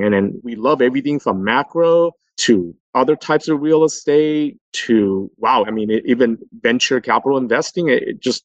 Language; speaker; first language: English; native; English